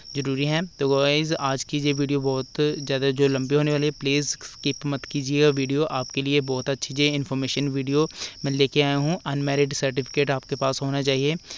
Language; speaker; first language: Hindi; non-native, local second language; Punjabi